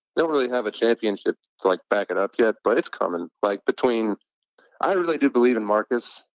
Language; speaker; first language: English; native; English